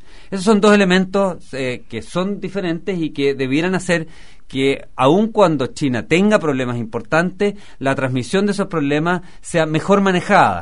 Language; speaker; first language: Spanish; native; Spanish